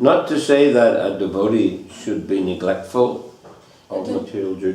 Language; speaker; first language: English; non-native, fluent; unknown